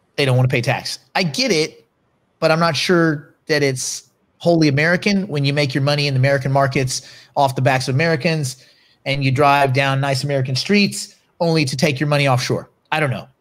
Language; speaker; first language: English; native; English